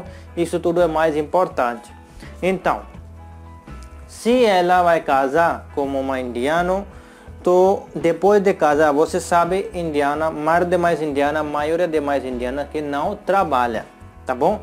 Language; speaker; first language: Portuguese; non-native, learner; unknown